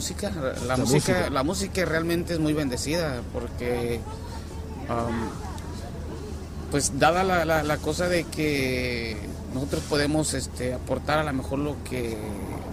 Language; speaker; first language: Spanish; native; Spanish